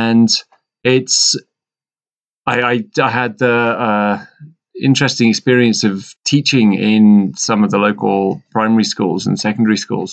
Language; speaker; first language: English; native; English